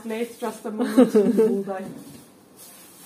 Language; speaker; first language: English; non-native, learner; Turkish